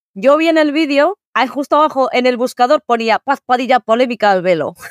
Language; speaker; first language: Spanish; early bilingual, other home language; Arabic